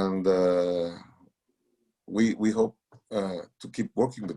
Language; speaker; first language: English; non-native, learner; Spanish